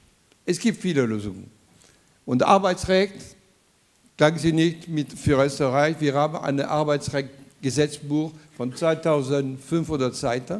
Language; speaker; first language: German; non-native, fluent; French